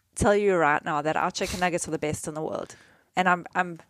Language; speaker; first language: English; native; English